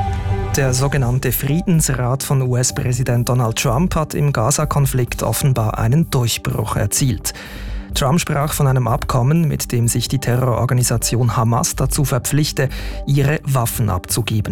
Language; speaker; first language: German; native; German